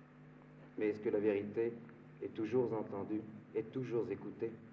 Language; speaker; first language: French; native; French